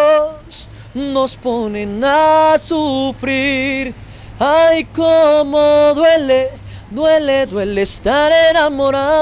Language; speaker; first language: Spanish; native; Spanish